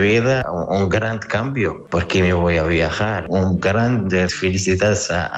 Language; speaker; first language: Spanish; non-native, learner; Arabic